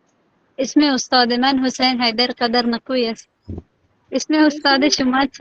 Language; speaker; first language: Persian; non-native, learner; Urdu